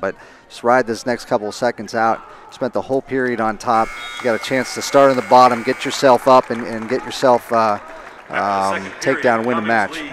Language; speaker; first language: English; native; English